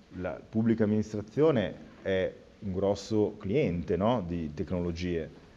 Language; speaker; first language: Italian; native; Italian